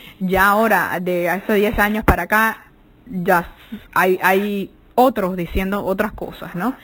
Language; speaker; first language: Spanish; native; Spanish